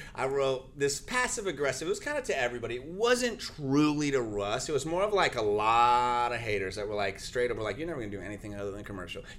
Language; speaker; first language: English; early bilingual, other home language; Spanish